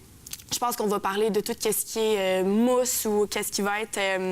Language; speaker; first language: French; native; French